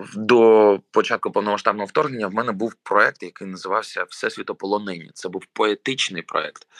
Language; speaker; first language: Ukrainian; non-native, local second language; Russian